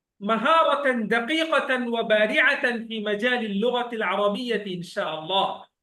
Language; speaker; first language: Arabic; non-native, fluent; Bangla